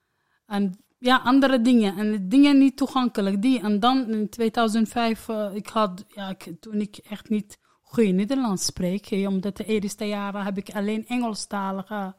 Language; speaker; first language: Dutch; non-native, learner; Arabic